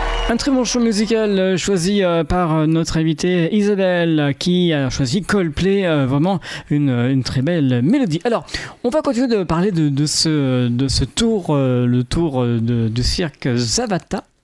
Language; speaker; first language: French; native; French